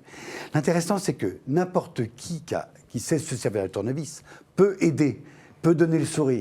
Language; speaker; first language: French; native; French